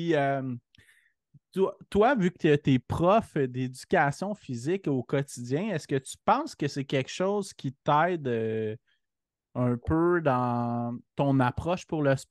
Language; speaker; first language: French; native; French